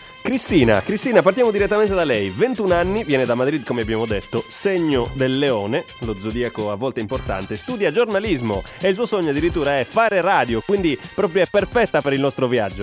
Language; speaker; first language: Italian; native; Italian